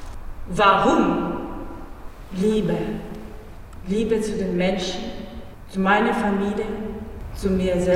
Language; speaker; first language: German; non-native, fluent; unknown